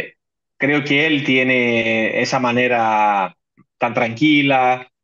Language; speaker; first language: Spanish; non-native, fluent; Greek